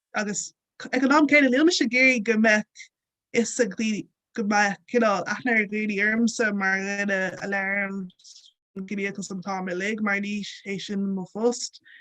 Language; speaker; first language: Irish; non-native, local second language; Yoruba